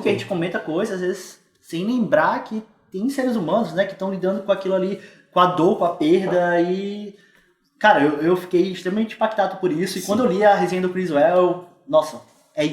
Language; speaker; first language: Portuguese; native; Portuguese